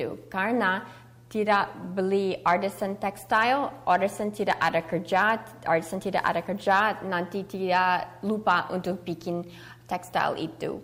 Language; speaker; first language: Indonesian; early bilingual, heritage; Indonesian